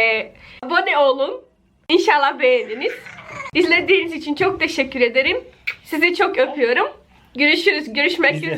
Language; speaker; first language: Turkish; non-native, fluent; Portuguese